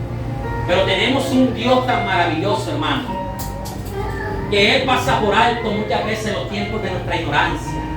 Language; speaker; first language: Spanish; native; Spanish